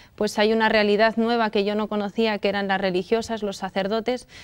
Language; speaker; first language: Spanish; native; Spanish